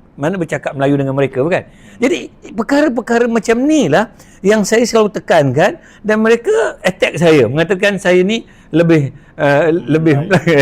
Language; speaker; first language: Malay; non-native, local second language; Min Nan Chinese